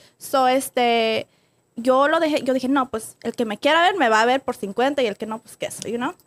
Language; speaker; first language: Spanish; early bilingual, other home language; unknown